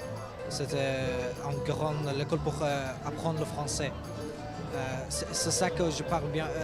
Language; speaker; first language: French; non-native, learner; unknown